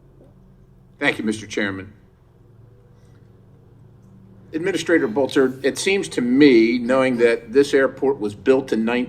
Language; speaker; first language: English; native; English